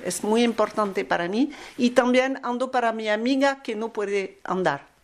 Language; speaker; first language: Spanish; non-native, learner; French